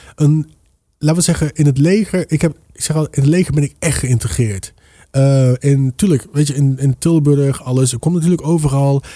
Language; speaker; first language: Dutch; early bilingual, other home language; Papiamento